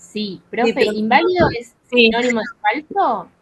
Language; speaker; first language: Spanish; native; Spanish